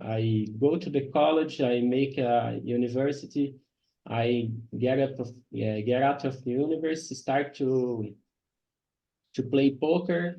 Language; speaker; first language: English; non-native, learner; Portuguese